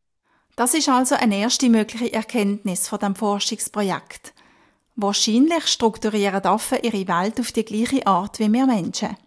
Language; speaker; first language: German; native; German